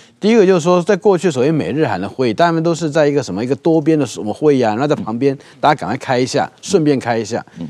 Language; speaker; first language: Chinese; native; Chinese